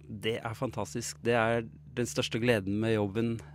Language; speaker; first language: Norwegian; native; Norwegian